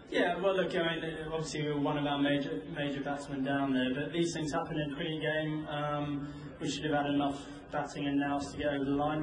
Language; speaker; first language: English; native; English